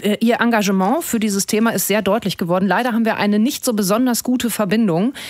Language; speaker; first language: German; native; German